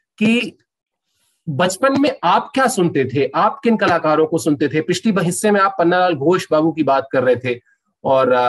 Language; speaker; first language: Hindi; native; Hindi